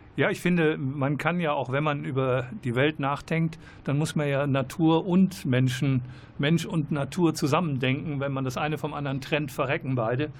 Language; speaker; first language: German; native; German